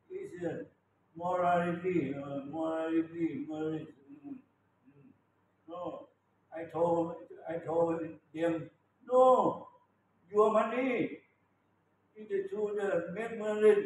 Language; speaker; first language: English; non-native, learner; Thai